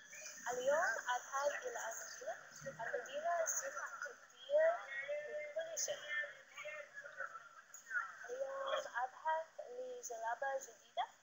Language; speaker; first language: Arabic; non-native, learner; English